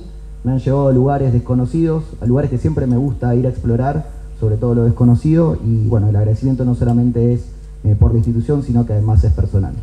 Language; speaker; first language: Spanish; native; Spanish